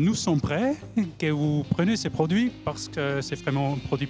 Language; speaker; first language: French; non-native, fluent; German